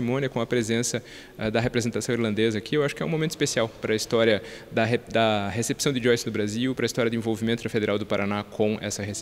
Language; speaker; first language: Portuguese; native; Portuguese